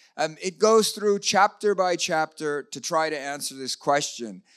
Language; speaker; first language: English; native; English